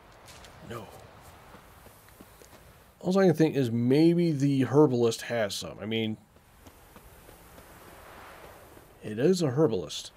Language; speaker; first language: English; native; English